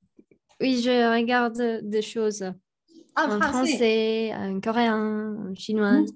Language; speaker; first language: French; non-native, learner; Spanish